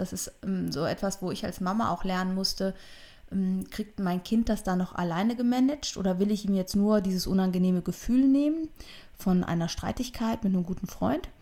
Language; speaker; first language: German; native; German